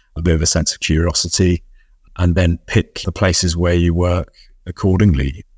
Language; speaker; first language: English; native; English